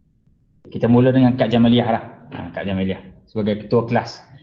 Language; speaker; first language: Malay; native; Malay